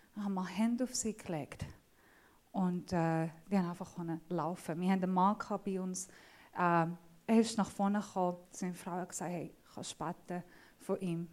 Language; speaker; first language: German; non-native, fluent; Assyrian Neo-Aramaic